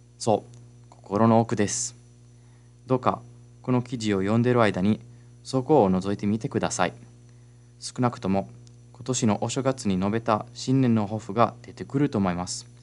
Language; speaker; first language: Japanese; non-native, fluent; Italian